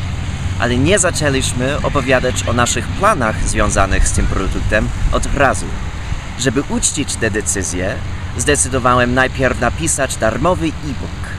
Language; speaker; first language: Polish; non-native, fluent; English